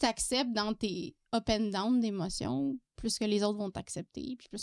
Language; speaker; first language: French; native; French